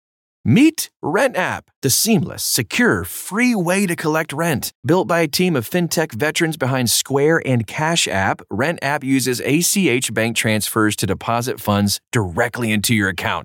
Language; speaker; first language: English; native; English